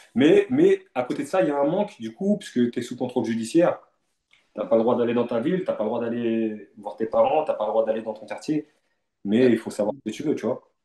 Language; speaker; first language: French; native; French